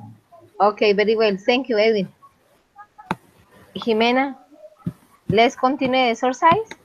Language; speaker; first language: English; non-native, learner; Spanish